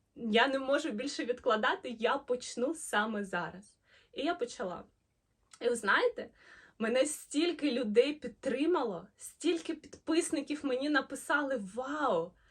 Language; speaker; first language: Ukrainian; non-native, local second language; Russian